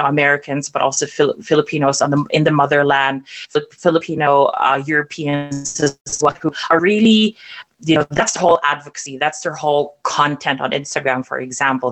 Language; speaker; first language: English; non-native, local second language; German